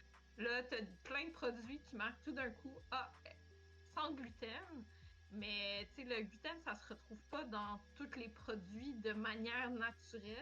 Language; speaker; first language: French; native; French